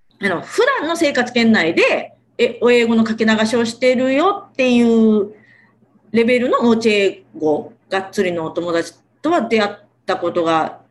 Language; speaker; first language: Japanese; native; Japanese